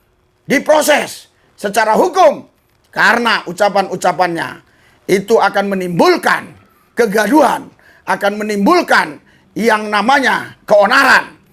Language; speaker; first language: Indonesian; native; Indonesian